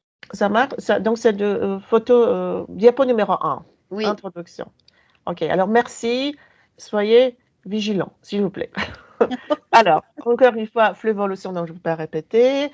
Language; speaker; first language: French; non-native, fluent; Polish